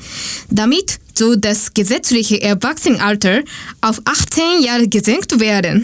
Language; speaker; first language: German; non-native, learner; Japanese